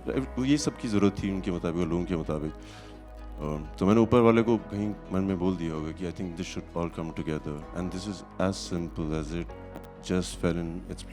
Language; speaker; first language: Hindi; native; Hindi